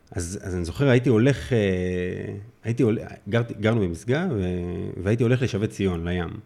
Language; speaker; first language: Hebrew; native; Hebrew